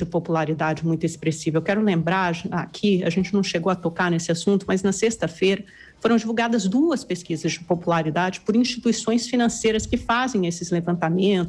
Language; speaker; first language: Portuguese; native; Portuguese